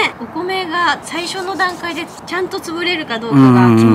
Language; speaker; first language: Japanese; native; Japanese